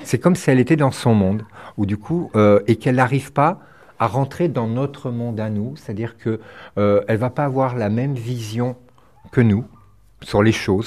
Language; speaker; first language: French; native; French